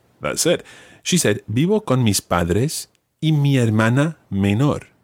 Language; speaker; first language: Spanish; non-native, fluent; English